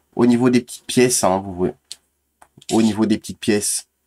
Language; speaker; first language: French; native; French